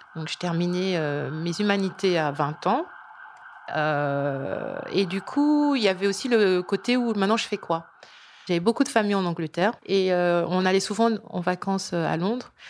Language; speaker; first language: French; early bilingual, other home language; Lingala